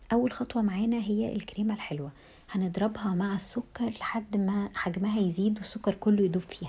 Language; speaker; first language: Arabic; native; Arabic